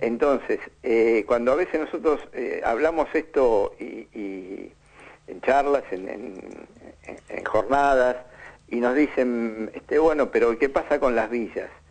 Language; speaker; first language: Spanish; native; Spanish